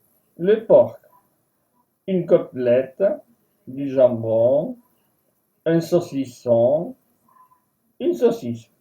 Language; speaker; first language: French; non-native, fluent; Spanish